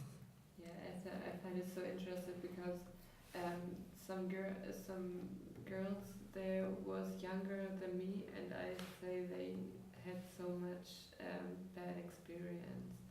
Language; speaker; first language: English; non-native, learner; German